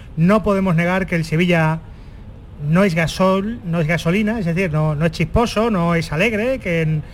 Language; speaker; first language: Spanish; native; Spanish